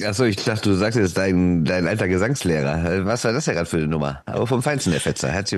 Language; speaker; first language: German; native; German